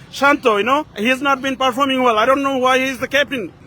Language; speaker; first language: English; non-native, local second language; Bangla